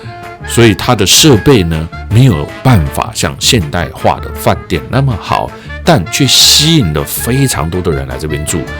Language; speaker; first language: Chinese; native; Chinese